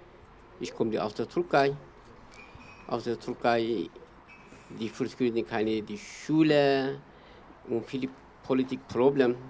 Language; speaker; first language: German; non-native, learner; Kurdish